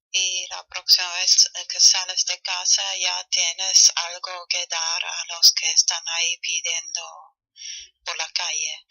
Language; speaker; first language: Spanish; non-native, fluent; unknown